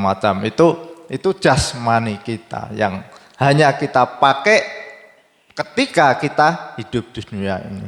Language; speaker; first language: Indonesian; native; Indonesian